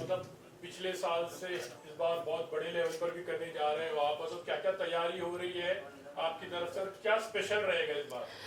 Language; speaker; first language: Hindi; native; Hindi